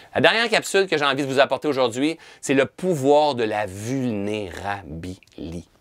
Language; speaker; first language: French; native; French